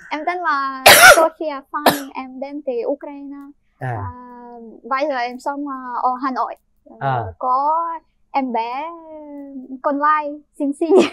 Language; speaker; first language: Vietnamese; non-native, fluent; Ukrainian